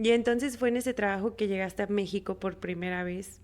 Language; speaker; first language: Spanish; native; Spanish